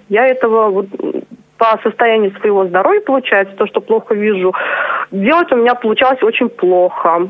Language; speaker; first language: Russian; non-native, local second language; Chuvash